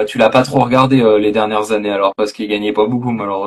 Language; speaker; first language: French; native; French